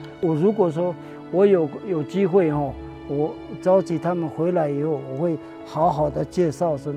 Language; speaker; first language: Chinese; non-native, local second language; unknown